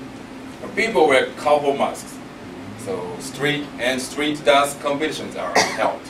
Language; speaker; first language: English; non-native, learner; Japanese